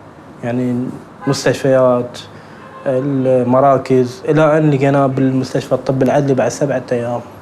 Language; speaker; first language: Arabic; native; Arabic